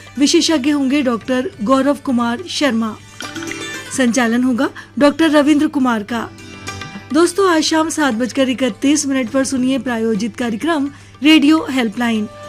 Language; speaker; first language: Hindi; native; Hindi